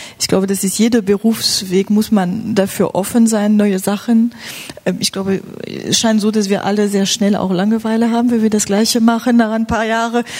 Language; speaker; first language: German; non-native, fluent; French